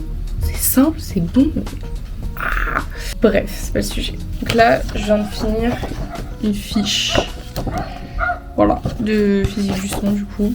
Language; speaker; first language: French; native; French